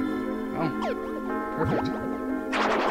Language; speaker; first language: English; native; English